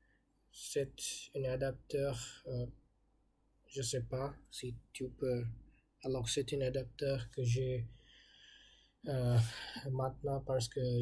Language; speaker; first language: French; non-native, learner; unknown